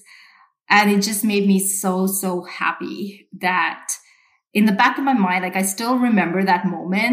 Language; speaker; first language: English; non-native, local second language; Sinhala